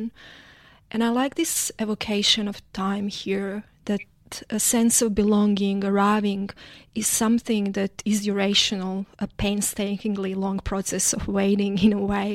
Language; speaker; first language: English; non-native, fluent; Croatian